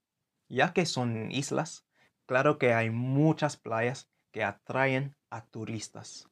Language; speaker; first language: Spanish; non-native, fluent; English